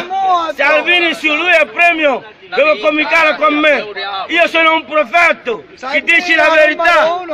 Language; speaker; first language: Italian; non-native, learner; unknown